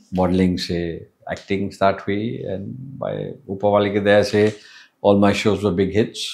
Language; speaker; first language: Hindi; non-native, local second language; English